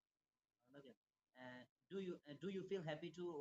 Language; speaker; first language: English; non-native, learner; Bangla